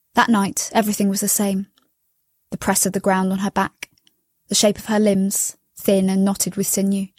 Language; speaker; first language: English; native; English